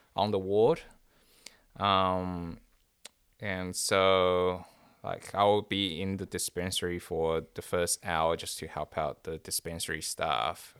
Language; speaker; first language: English; non-native, fluent; Chinese